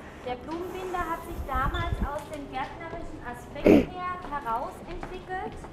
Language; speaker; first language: German; native; German